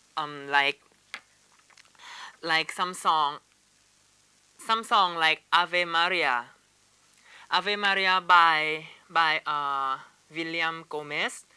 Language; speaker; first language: English; non-native, learner; Thai